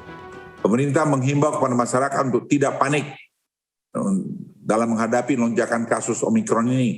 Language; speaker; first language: Indonesian; native; Indonesian